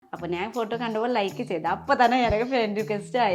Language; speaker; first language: Malayalam; non-native, learner; Nepali